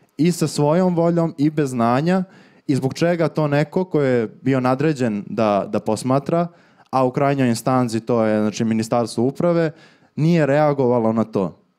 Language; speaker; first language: Serbian; native; Serbian